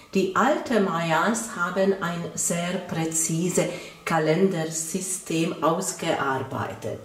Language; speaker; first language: German; non-native, fluent; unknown